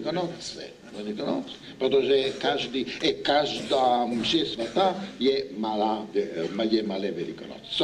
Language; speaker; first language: Czech; non-native, learner; Italian